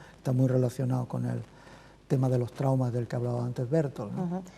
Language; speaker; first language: Spanish; native; Spanish